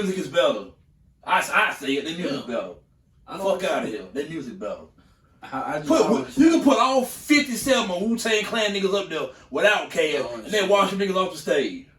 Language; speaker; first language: English; native; English